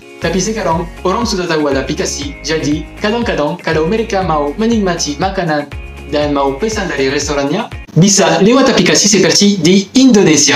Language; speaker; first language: Indonesian; non-native, fluent; French